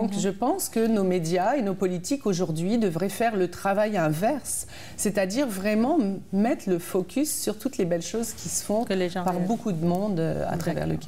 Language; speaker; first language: French; native; French